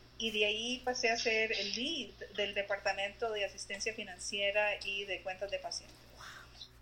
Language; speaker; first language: Spanish; native; Spanish